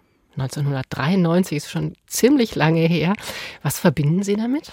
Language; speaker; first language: German; native; German